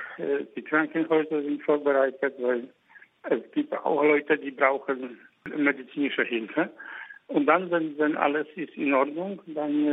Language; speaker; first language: German; non-native, fluent; Polish